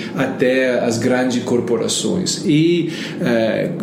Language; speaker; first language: Portuguese; non-native, fluent; Italian